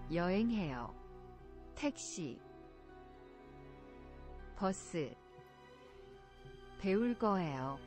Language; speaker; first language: Korean; non-native, learner; English